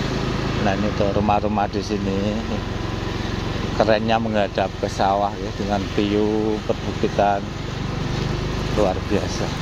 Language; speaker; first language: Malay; non-native, local second language; Javanese